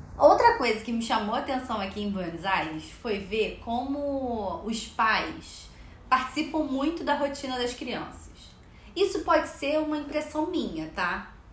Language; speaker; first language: Portuguese; native; Portuguese